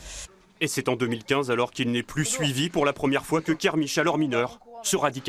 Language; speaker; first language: French; native; French